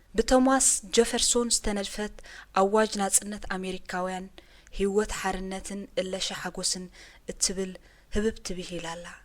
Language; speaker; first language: Tigrinya; native; Tigrinya